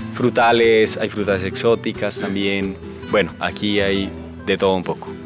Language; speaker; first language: Spanish; native; Spanish